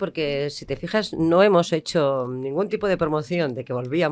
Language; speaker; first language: Spanish; native; Spanish